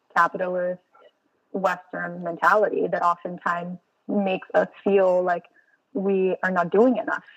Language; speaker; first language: English; non-native, fluent; Portuguese